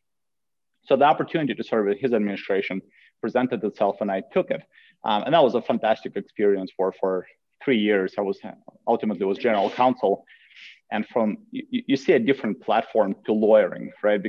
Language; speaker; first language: English; non-native, fluent; Russian